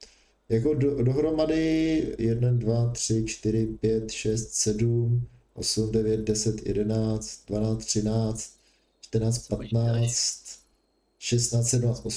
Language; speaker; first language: Czech; native; Czech